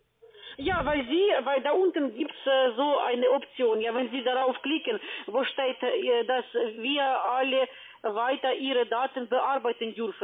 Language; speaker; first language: German; non-native, fluent; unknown